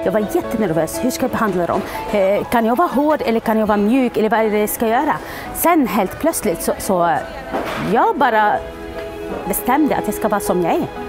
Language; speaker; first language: Swedish; non-native, fluent; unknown